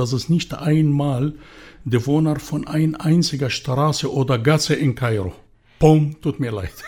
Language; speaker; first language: German; non-native, fluent; Arabic